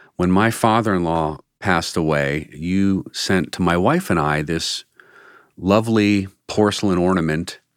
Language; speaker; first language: English; native; English